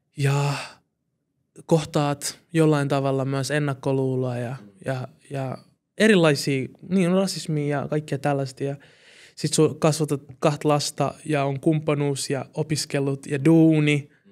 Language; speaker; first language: Finnish; early bilingual, other home language; Somali